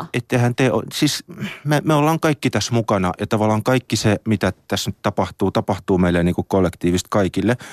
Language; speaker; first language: Finnish; native; Finnish